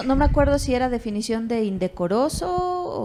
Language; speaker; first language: Spanish; native; Spanish